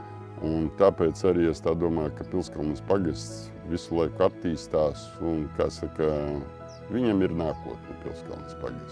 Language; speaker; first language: Latvian; native; Latvian